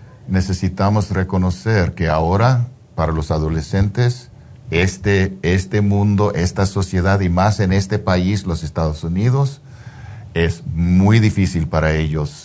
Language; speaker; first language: Spanish; early bilingual, heritage; Spanish